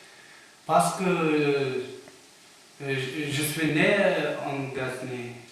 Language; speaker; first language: French; non-native, learner; Persian